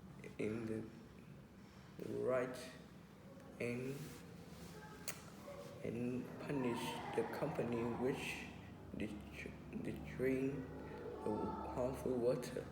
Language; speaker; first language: English; non-native, learner; Vietnamese